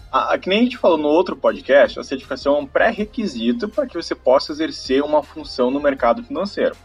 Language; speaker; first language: Portuguese; native; Portuguese